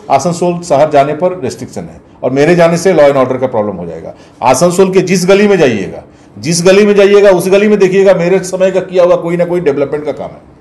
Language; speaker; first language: Hindi; native; Hindi